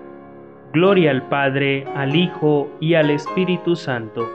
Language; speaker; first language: Spanish; native; Spanish